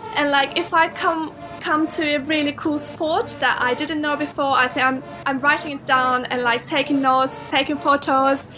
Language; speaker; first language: English; non-native, fluent; Turkish